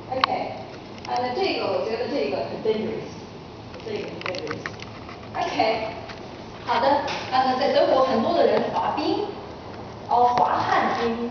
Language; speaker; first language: Chinese; non-native, learner; German